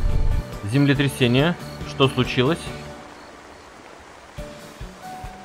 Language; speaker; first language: Russian; native; Russian